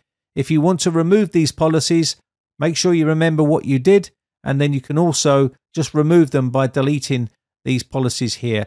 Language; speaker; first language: English; native; English